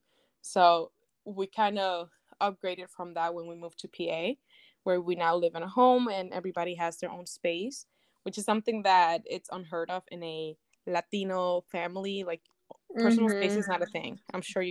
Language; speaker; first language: English; non-native, fluent; Spanish